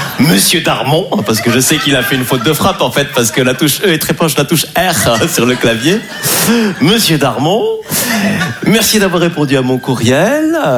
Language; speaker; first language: French; native; French